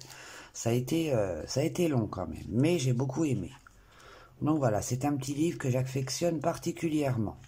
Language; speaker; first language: French; native; French